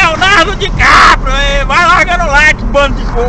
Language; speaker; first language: Portuguese; native; Portuguese